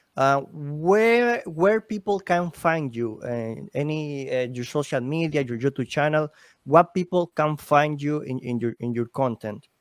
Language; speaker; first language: English; non-native, learner; Spanish